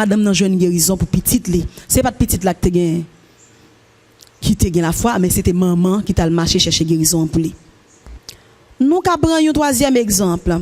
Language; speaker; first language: French; non-native, local second language; Haitian Creole